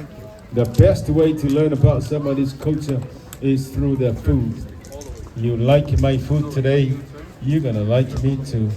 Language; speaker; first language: English; non-native, local second language; Samoan